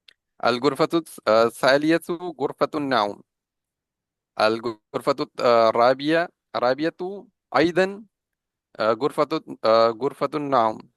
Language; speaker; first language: Arabic; non-native, learner; Urdu